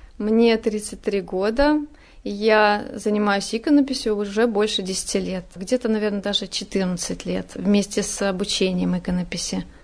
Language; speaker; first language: Russian; native; Russian